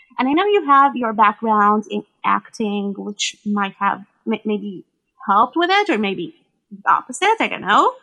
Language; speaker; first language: English; non-native, fluent; Hebrew